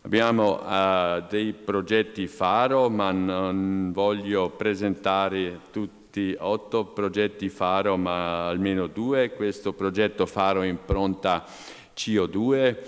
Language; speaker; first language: Italian; non-native, local second language; German